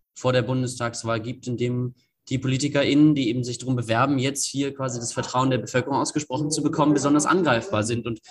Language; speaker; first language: German; native; German